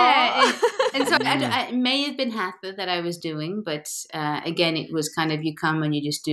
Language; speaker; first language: English; native; English